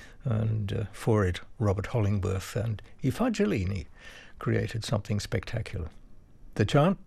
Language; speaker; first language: English; native; English